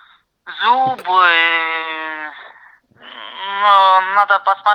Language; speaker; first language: Russian; non-native, learner; Chinese